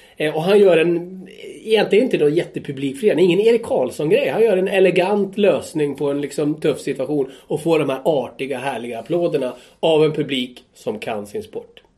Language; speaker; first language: Swedish; native; Swedish